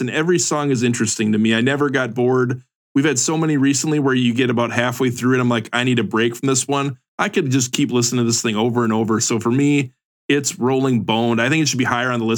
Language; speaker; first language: English; native; English